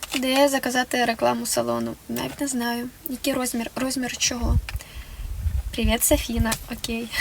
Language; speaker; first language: Ukrainian; non-native, local second language; Russian